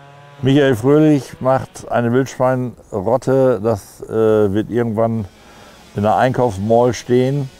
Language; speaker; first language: German; native; German